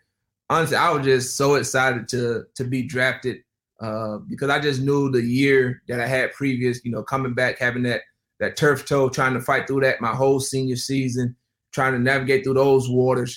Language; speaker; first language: English; native; English